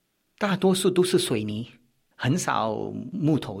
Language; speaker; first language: Chinese; early bilingual, heritage; Chinese